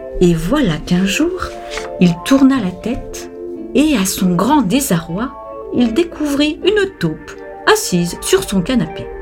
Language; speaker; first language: French; native; French